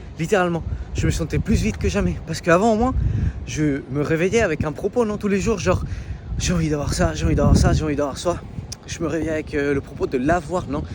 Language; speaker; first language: French; early bilingual, other home language; Spanish